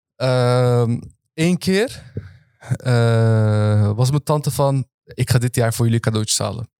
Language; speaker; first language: Dutch; early bilingual, other home language; Arabic